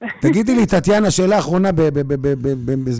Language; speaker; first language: Hebrew; native; Hebrew